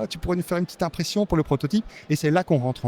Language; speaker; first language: French; native; French